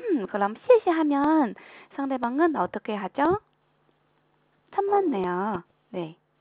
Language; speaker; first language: Korean; non-native, fluent; Chinese